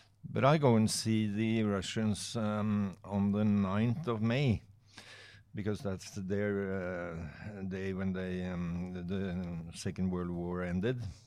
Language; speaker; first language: English; non-native, fluent; Norwegian